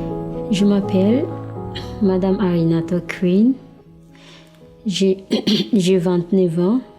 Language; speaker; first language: French; non-native, learner; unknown